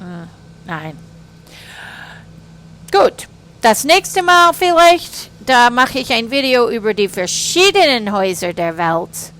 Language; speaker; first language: German; non-native, fluent; English